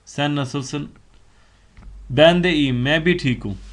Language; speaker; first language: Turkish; non-native, fluent; Urdu